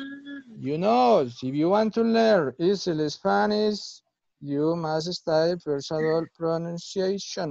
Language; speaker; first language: English; non-native, fluent; Spanish